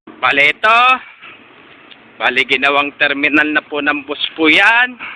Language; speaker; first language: Filipino; native; Filipino